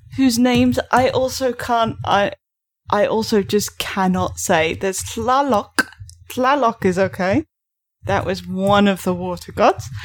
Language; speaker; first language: English; native; English